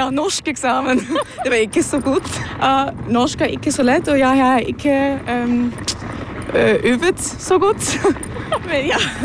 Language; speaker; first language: Norwegian; non-native, learner; German